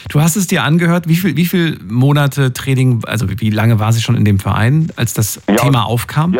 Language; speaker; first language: German; native; German